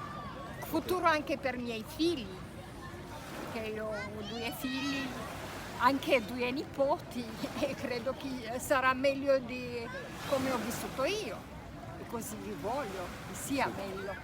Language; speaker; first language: Italian; non-native, fluent; Romanian